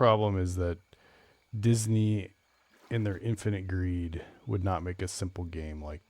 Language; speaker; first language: English; native; English